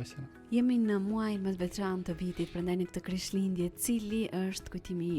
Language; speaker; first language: Albanian; native; Albanian